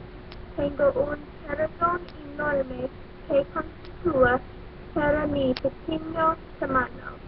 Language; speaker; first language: Spanish; non-native, learner; English